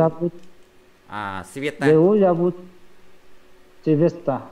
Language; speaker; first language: Russian; non-native, learner; Vietnamese